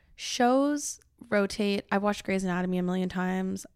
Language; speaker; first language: English; native; English